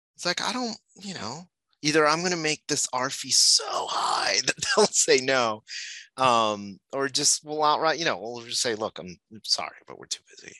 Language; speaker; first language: English; non-native, local second language; Spanish